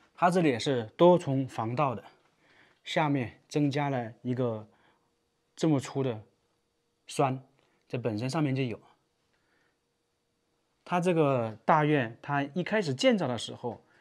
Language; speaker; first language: Chinese; native; Chinese